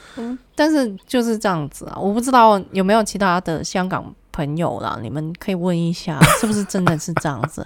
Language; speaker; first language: Chinese; non-native, local second language; Cantonese